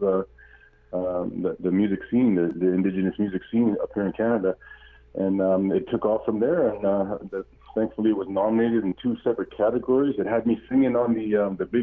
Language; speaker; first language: English; native; English